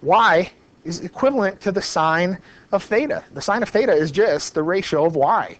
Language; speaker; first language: English; native; English